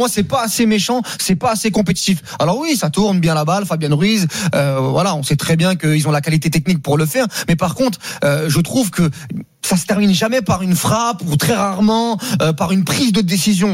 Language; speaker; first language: French; native; French